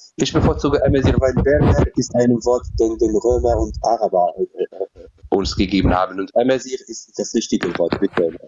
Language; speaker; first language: German; non-native, fluent; Berber languages